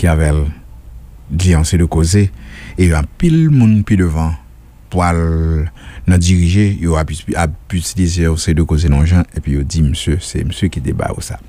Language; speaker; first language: French; non-native, local second language; Haitian Creole